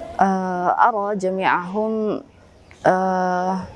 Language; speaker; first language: Arabic; non-native, fluent; Indonesian